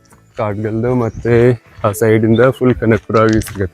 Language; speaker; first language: Kannada; non-native, local second language; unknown